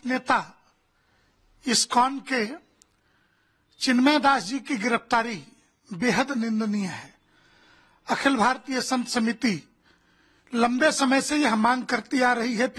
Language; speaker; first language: Hindi; native; Hindi